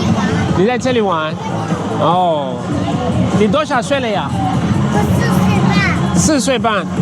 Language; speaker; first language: Chinese; non-native, fluent; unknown